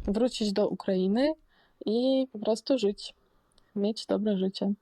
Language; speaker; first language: Polish; non-native, fluent; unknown